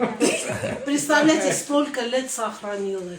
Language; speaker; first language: Russian; non-native, local second language; Armenian